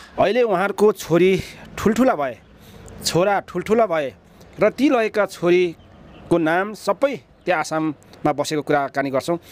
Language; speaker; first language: Nepali; native; Nepali